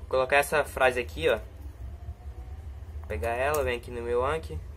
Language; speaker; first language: Portuguese; native; Portuguese